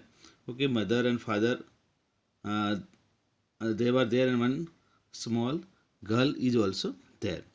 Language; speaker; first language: English; non-native, local second language; Gujarati